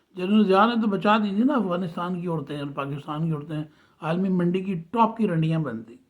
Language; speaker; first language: Urdu; native; Urdu